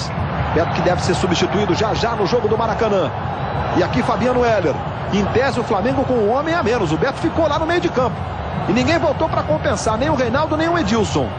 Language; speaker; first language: Portuguese; native; Portuguese